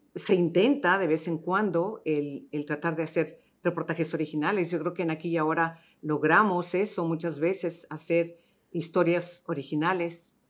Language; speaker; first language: Spanish; native; Spanish